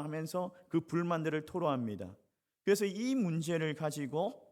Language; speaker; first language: Korean; native; Korean